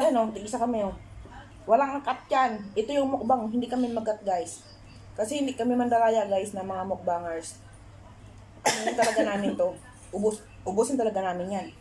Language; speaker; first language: Filipino; non-native, local second language; Cebuano